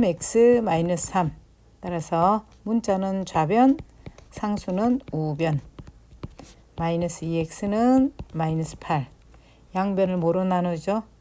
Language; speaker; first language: Korean; native; Korean